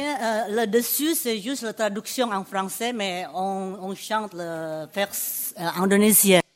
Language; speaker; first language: French; non-native, fluent; Indonesian